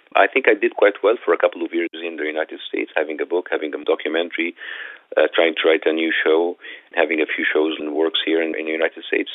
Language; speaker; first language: English; non-native, fluent; Arabic